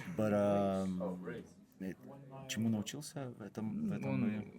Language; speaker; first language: Russian; non-native, local second language; Uzbek